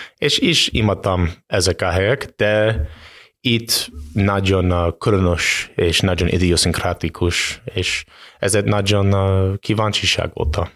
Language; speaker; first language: Hungarian; non-native, learner; English